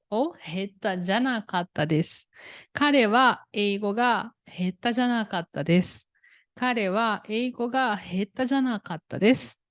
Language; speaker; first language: Japanese; non-native, fluent; Portuguese